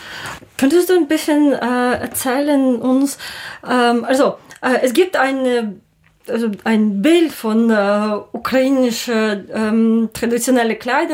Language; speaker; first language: German; non-native, learner; Ukrainian